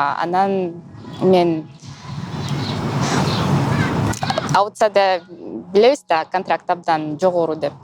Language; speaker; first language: Kyrgyz; non-native, local second language; Russian